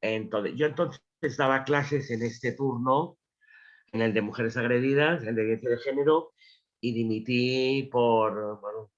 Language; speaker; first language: Spanish; native; Spanish